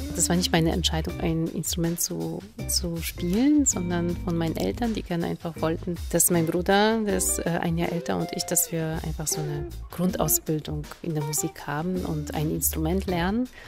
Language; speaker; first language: German; non-native, fluent; Polish